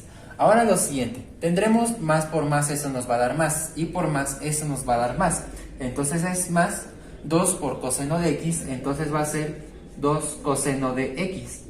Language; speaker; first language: Spanish; native; Spanish